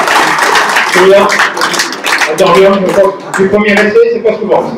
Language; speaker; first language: French; native; French